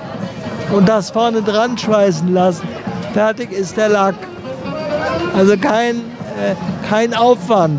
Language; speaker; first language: German; native; German